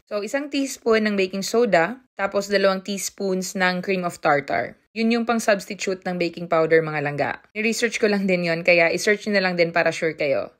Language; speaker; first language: Filipino; non-native, local second language; Cebuano